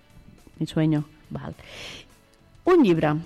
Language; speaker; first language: Catalan; native; Catalan